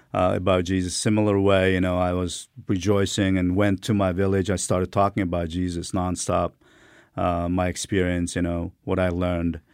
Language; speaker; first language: English; non-native, fluent; Turkmen